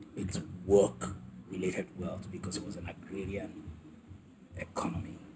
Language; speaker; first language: English; non-native, local second language; Yoruba